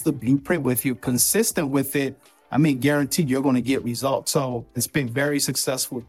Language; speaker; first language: English; non-native, local second language; Yoruba